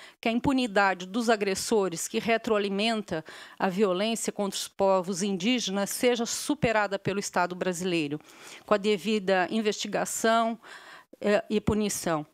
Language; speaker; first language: Portuguese; early bilingual, other home language; Armenian